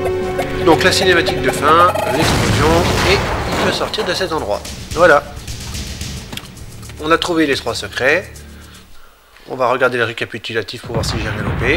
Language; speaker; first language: French; native; French